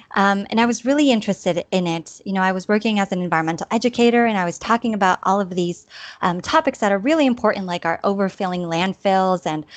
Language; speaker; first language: English; native; English